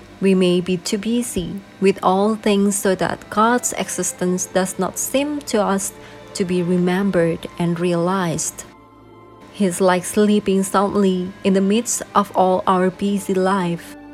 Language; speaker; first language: English; non-native, fluent; Indonesian